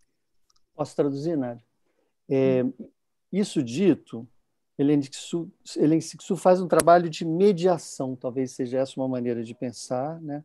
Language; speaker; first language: Portuguese; non-native, fluent; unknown